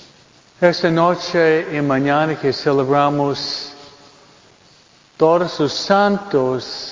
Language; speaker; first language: Spanish; non-native, fluent; English